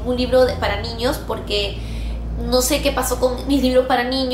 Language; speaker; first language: Spanish; native; Spanish